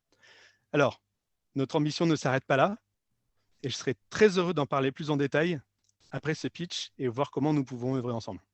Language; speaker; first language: French; native; French